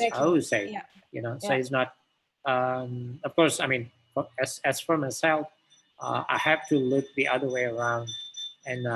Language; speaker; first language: English; non-native, fluent; Indonesian